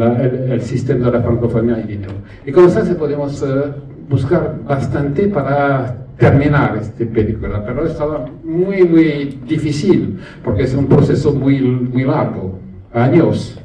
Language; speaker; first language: Spanish; non-native, learner; French